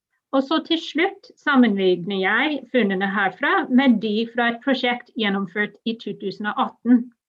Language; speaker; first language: Norwegian; non-native, fluent; English